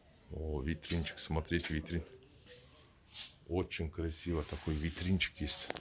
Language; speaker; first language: Russian; non-native, learner; Turkish